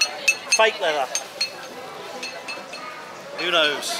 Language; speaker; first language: English; native; English